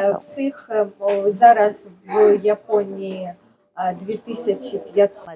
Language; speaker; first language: Ukrainian; non-native, fluent; Japanese